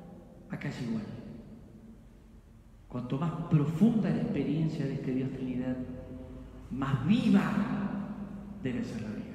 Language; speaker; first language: Spanish; native; Spanish